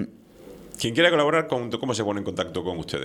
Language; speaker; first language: Spanish; native; Spanish